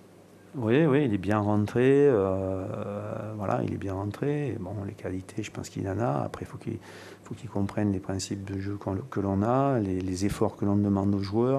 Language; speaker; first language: French; native; French